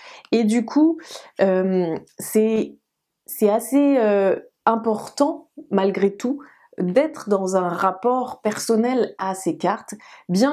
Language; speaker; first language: French; native; French